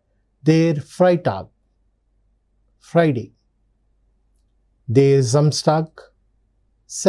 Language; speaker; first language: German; non-native, fluent; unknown